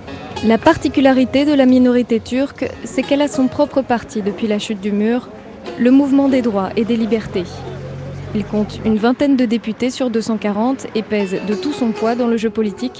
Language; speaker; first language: French; native; French